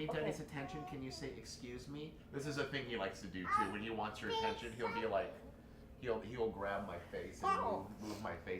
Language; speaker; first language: English; native; English